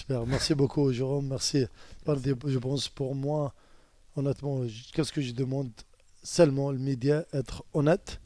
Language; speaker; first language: French; non-native, learner; Arabic